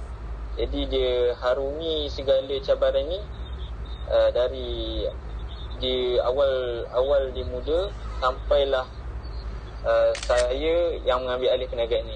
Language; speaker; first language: Malay; native; Malay